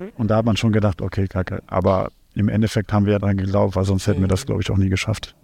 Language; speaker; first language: German; native; German